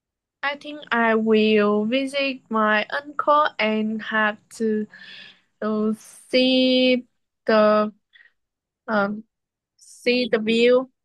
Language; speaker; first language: English; non-native, learner; Vietnamese